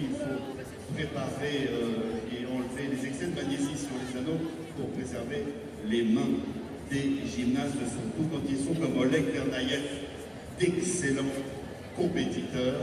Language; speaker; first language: French; native; French